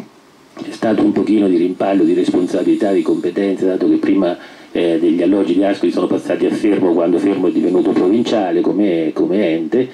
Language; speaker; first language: Italian; native; Italian